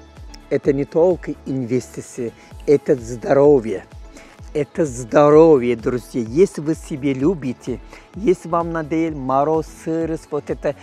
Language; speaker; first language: Russian; non-native, fluent; Turkish